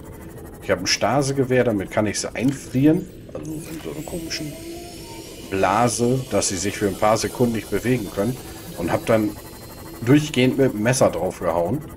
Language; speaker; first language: German; native; German